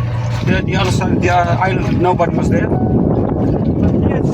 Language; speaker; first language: English; non-native, fluent; Dutch